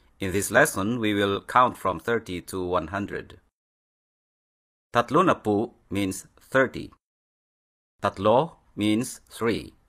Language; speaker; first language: English; native; English